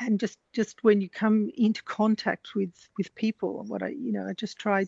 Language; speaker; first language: English; native; English